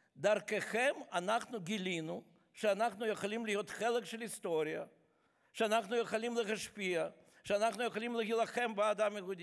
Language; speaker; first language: Hebrew; non-native, fluent; Russian